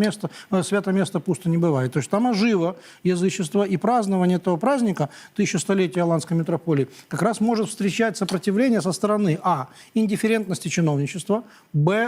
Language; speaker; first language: Russian; native; Russian